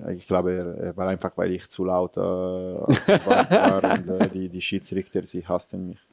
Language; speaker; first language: German; non-native, fluent; Italian